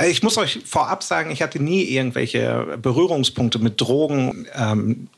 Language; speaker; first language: German; native; German